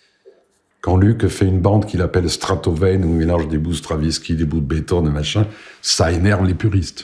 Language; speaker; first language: French; native; French